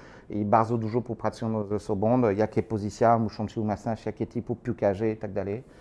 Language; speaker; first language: Polish; non-native, learner; French